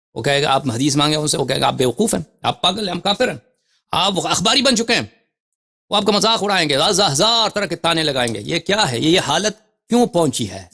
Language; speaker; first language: Urdu; native; Urdu